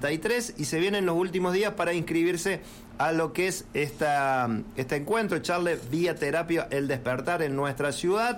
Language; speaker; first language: Spanish; native; Spanish